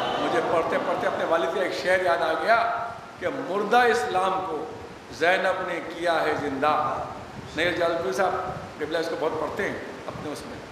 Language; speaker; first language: Urdu; native; Urdu